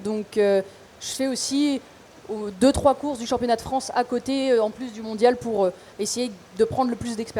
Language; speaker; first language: French; native; French